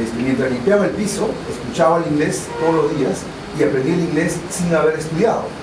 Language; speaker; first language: Spanish; non-native, local second language; Shipibo-Conibo